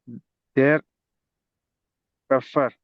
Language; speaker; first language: German; non-native, learner; Tamil